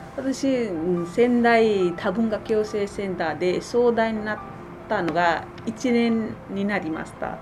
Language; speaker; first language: Japanese; non-native, fluent; Nepali